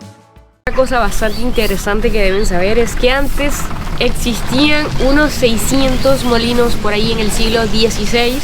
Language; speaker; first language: Spanish; native; Spanish